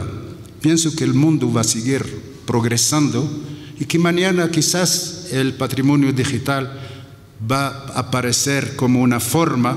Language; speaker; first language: Spanish; non-native, fluent; Arabic